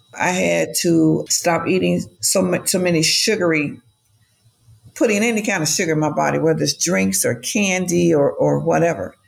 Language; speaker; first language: English; native; English